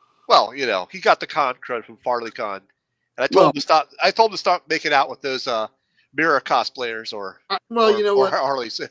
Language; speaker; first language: English; native; English